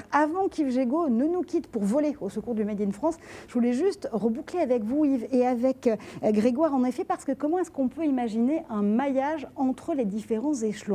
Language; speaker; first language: French; native; French